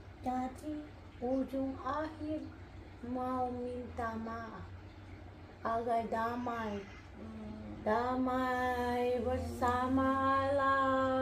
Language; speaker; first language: Indonesian; non-native, learner; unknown